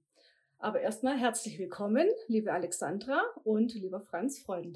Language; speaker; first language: German; native; German